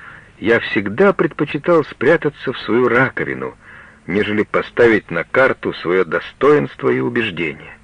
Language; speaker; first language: Russian; native; Russian